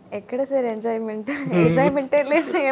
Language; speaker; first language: Telugu; non-native, learner; Tamil